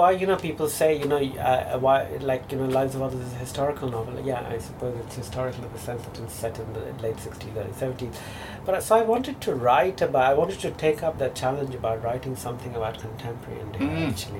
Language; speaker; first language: English; non-native, local second language; Bangla